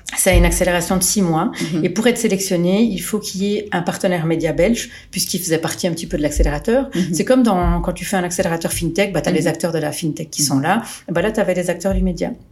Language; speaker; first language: French; early bilingual, other home language; Portuguese